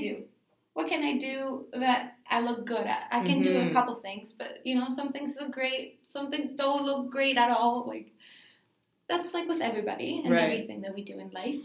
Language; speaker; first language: English; non-native, fluent; Greek